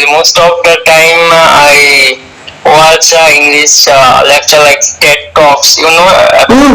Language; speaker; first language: English; non-native, learner; Bangla